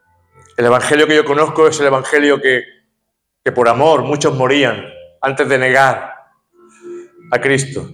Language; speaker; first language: Spanish; native; Spanish